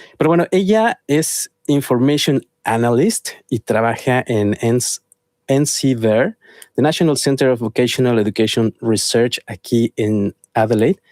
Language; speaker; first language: Spanish; native; Spanish